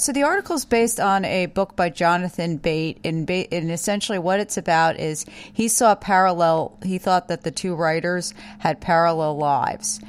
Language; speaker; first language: English; native; English